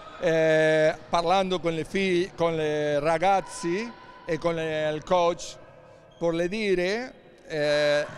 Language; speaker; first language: Italian; non-native, learner; Spanish